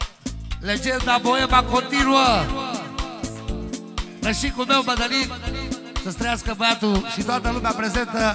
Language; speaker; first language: Romanian; native; Romanian